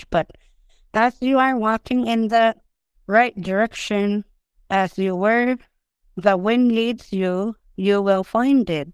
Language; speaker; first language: English; non-native, fluent; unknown